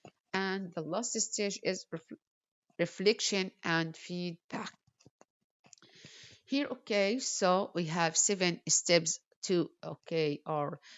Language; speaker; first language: English; non-native, fluent; Arabic